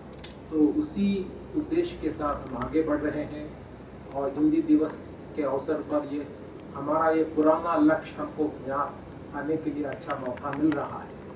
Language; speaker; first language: Hindi; non-native, local second language; Telugu